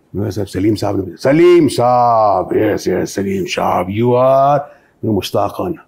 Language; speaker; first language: Hindi; native; Hindi